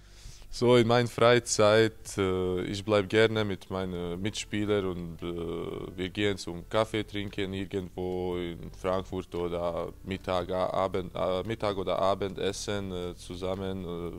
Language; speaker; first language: German; non-native, fluent; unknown